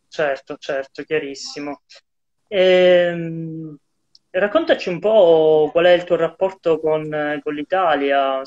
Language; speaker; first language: Italian; native; Italian